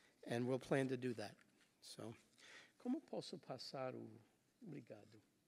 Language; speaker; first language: Portuguese; non-native, fluent; English